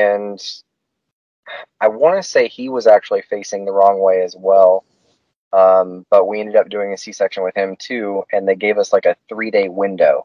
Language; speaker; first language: English; native; English